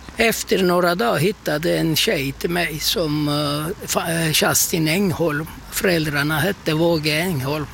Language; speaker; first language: Swedish; non-native, fluent; Turkish